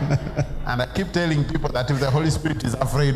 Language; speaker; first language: English; non-native, local second language; Ganda